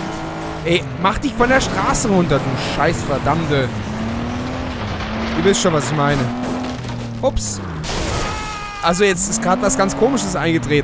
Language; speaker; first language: German; native; German